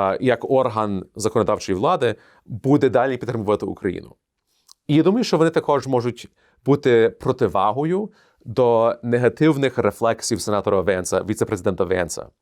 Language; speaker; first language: Ukrainian; early bilingual, heritage; Ukrainian